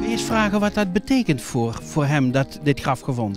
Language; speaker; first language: Dutch; native; Dutch